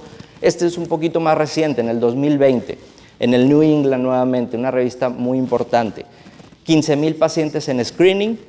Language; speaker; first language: Spanish; native; Spanish